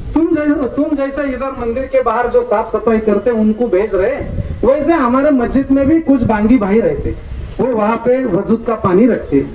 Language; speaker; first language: Hindi; non-native, local second language; Marathi